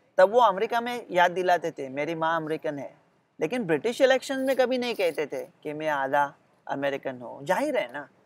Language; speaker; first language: Hindi; non-native, local second language; Marathi